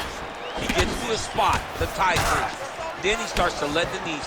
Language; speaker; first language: English; native; English